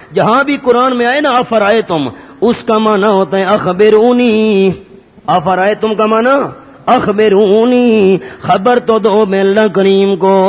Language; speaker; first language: Urdu; non-native, local second language; Pashto